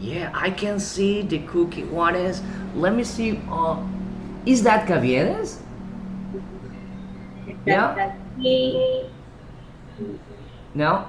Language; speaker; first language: English; non-native, fluent; Spanish